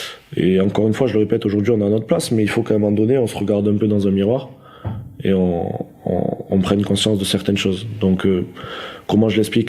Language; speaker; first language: French; native; French